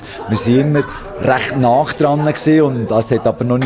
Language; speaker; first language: German; native; German